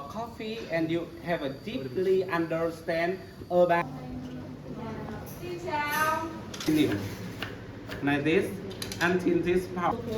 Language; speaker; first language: English; non-native, fluent; Vietnamese